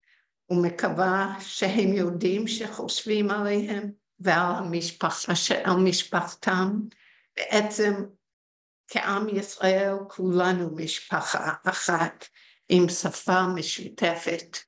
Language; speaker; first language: Hebrew; early bilingual, heritage; Hebrew